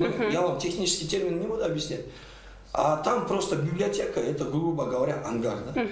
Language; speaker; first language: Russian; non-native, local second language; Kyrgyz